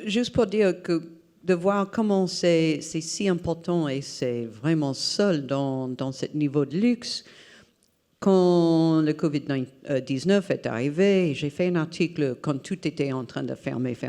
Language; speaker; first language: French; non-native, fluent; English